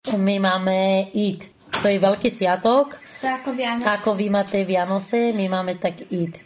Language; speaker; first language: Slovak; non-native, learner; Persian